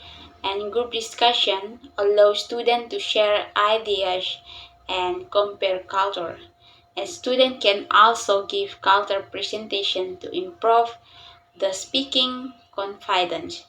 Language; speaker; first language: English; non-native, learner; Indonesian